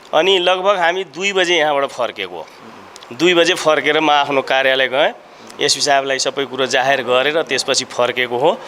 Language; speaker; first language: Nepali; non-native, local second language; Maithili